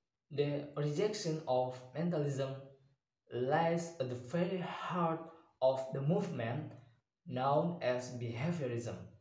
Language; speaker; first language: English; non-native, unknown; Indonesian